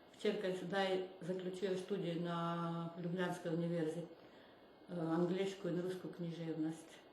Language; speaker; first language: Slovenian; non-native, fluent; Russian